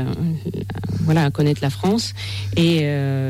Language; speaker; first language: French; non-native, fluent; Russian